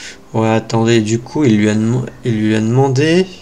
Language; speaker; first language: French; native; French